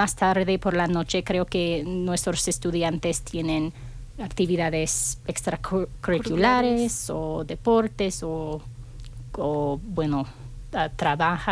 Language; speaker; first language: Spanish; non-native, fluent; English